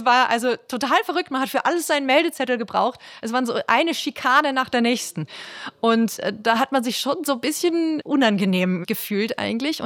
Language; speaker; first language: German; native; German